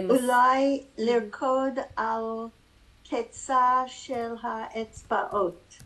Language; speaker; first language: Hebrew; non-native, learner; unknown